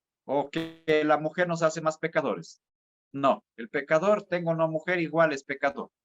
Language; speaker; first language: Spanish; native; Spanish